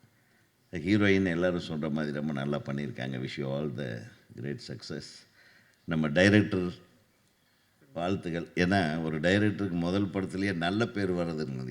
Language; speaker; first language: Tamil; native; Tamil